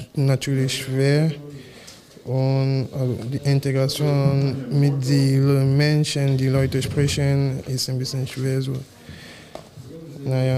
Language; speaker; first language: German; non-native, learner; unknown